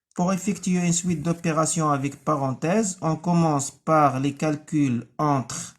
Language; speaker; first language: French; non-native, local second language; Arabic